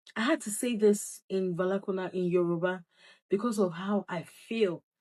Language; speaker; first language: English; non-native, local second language; Yoruba